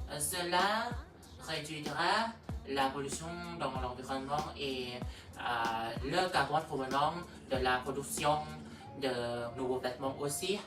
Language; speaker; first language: French; non-native, learner; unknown